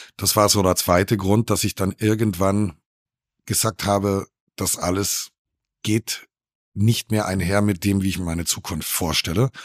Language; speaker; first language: German; native; German